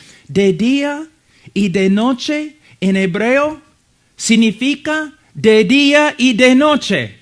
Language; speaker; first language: Spanish; non-native, fluent; English